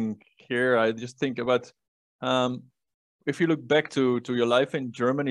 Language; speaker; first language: English; non-native, fluent; Dutch